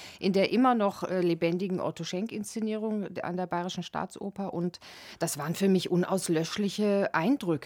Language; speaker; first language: German; native; German